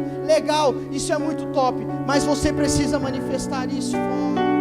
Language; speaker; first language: Portuguese; native; Portuguese